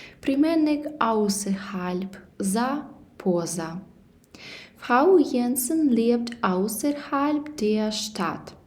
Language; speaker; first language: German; non-native, fluent; Ukrainian